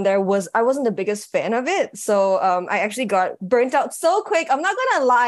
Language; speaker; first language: English; native; English